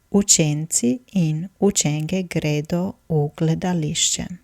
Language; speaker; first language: Slovenian; non-native, fluent; Albanian